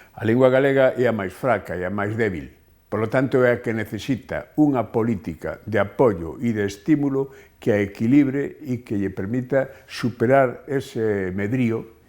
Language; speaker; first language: Galician; native; Galician